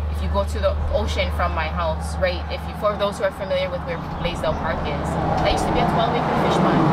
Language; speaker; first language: English; native; English